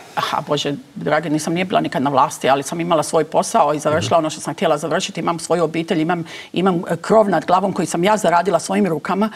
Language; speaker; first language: Croatian; early bilingual, heritage; Croatian